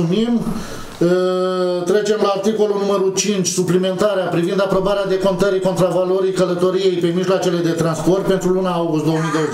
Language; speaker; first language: Romanian; native; Romanian